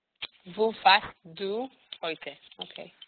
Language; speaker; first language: German; non-native, learner; Hebrew